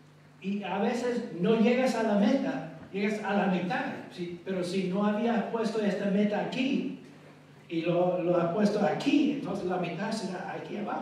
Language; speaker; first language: Spanish; non-native, fluent; English